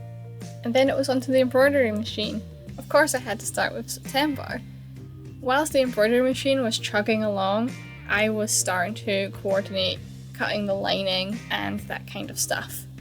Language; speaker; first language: English; native; English